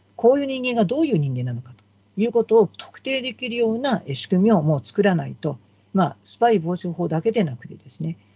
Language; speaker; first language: Japanese; native; Japanese